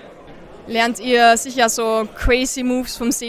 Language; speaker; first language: German; native; German